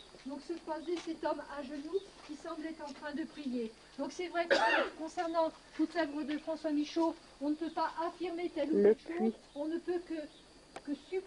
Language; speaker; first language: French; native; French